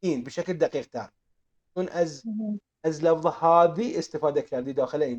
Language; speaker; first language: Persian; non-native, fluent; Arabic